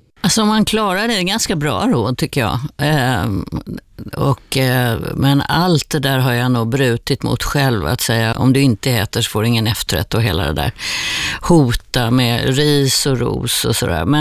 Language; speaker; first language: Swedish; native; Swedish